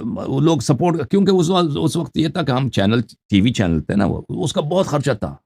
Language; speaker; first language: Urdu; non-native, fluent; Persian